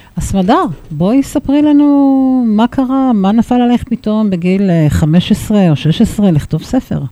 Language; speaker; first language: Hebrew; native; Hebrew